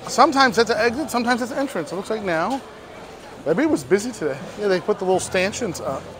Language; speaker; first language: English; native; English